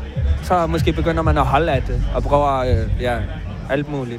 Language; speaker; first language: Danish; non-native, local second language; Kalaallisut